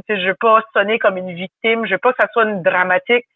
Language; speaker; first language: French; native; French